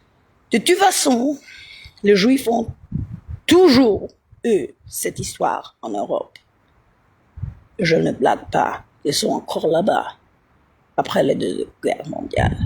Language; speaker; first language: French; non-native, fluent; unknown